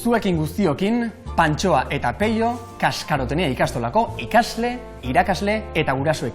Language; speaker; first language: Basque; native; Basque